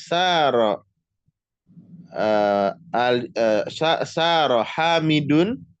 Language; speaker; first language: Arabic; non-native, fluent; Indonesian